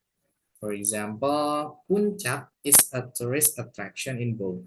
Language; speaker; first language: English; non-native, fluent; Indonesian